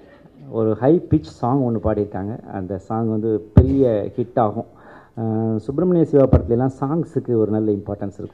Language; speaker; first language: Tamil; native; Tamil